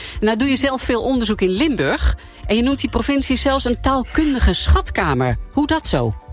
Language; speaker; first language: Dutch; native; Dutch